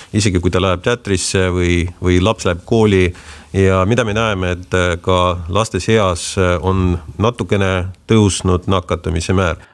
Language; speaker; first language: Estonian; non-native, local second language; Russian